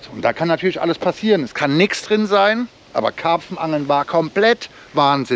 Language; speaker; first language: German; native; German